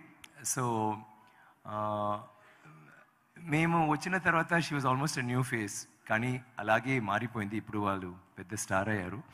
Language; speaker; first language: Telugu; non-native, learner; Tamil